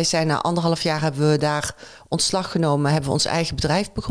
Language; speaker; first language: Dutch; native; Dutch